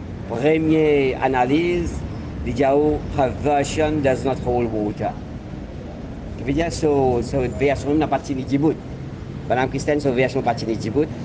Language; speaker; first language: French; non-native, local second language; Morisyen